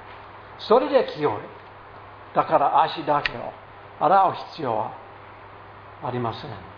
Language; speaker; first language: Japanese; non-native, fluent; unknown